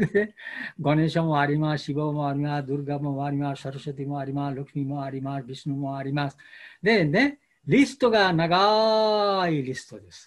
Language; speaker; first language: Japanese; non-native, fluent; Bangla